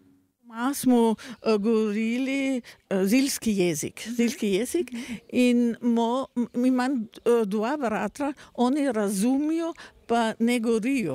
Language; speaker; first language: Slovenian; early bilingual, heritage; Slovenian